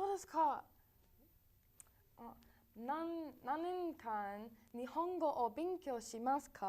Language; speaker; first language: Japanese; non-native, learner; English